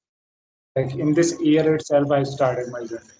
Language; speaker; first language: English; non-native, fluent; Hindi